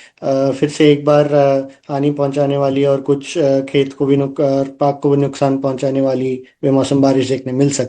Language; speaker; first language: Hindi; non-native, local second language; Gujarati